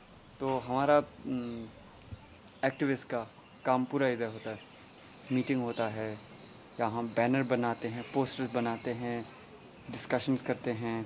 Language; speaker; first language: Hindi; non-native, local second language; Tibetan